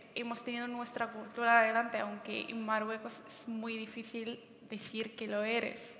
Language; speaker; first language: Spanish; early bilingual, other home language; Berber languages